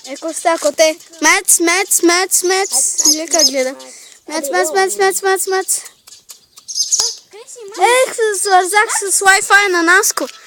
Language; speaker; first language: Bulgarian; native; Bulgarian